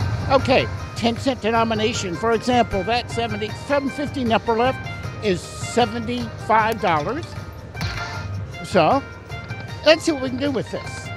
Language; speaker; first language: English; native; English